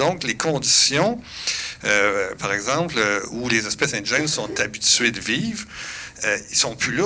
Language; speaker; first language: French; native; French